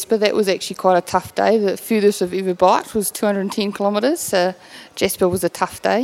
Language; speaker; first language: English; native; English